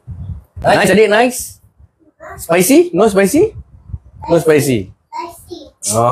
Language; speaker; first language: English; non-native, local second language; Malay